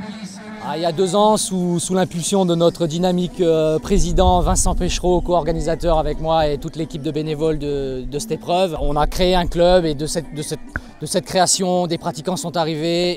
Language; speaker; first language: French; native; French